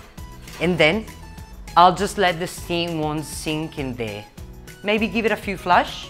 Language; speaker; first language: English; non-native, fluent; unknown